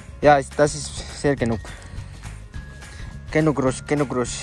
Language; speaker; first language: German; non-native, learner; Indonesian